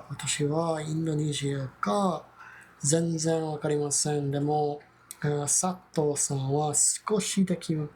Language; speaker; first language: Japanese; non-native, learner; English